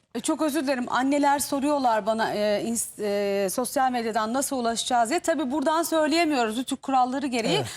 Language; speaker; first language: Turkish; native; Turkish